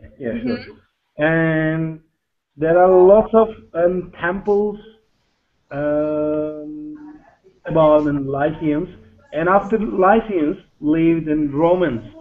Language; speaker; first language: English; non-native, learner; Turkish